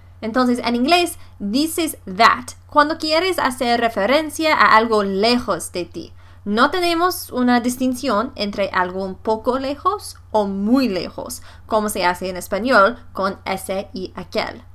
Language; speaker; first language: Spanish; non-native, fluent; English